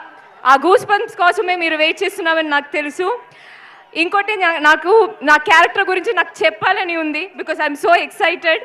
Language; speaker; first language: Telugu; non-native, local second language; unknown